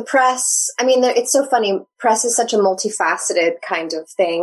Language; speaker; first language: English; native; English